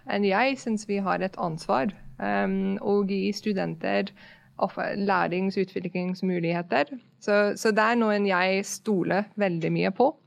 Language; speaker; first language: Norwegian; non-native, fluent; English